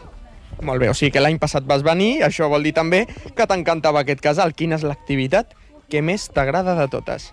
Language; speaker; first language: Catalan; native; Catalan